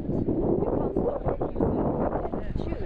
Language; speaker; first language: English; non-native, fluent; Korean